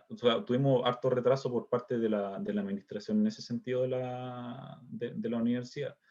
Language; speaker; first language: Spanish; native; Spanish